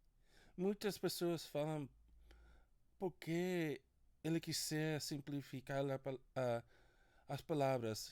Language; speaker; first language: Portuguese; non-native, learner; English